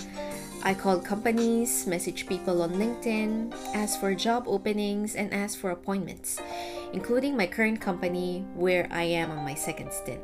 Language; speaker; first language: English; non-native, local second language; Filipino